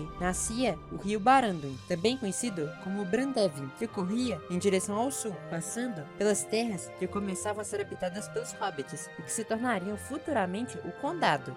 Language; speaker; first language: Portuguese; native; Portuguese